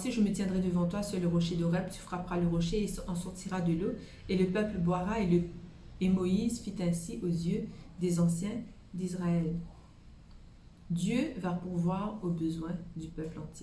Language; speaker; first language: French; native; French